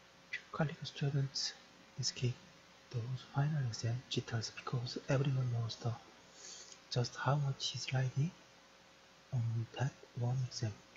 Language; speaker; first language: English; non-native, fluent; Korean